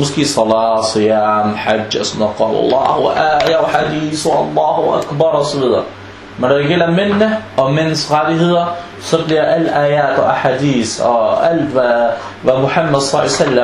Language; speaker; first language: Danish; non-native, fluent; Arabic